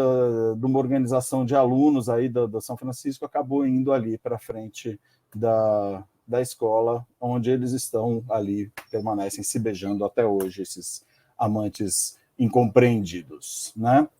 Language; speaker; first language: Portuguese; native; Portuguese